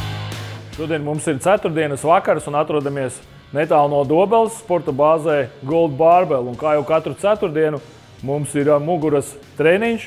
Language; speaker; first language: Latvian; native; Latvian